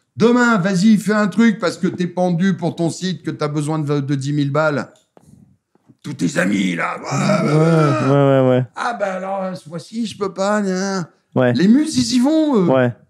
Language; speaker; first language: French; native; French